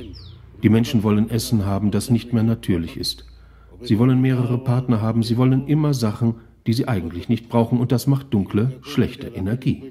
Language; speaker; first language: German; native; German